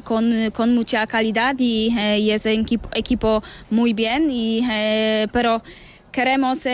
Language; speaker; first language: Spanish; non-native, learner; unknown